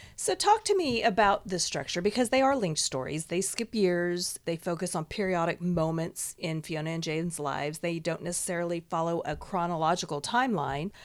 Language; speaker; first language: English; native; English